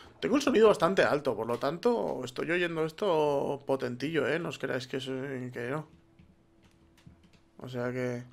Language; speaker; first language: Spanish; native; Spanish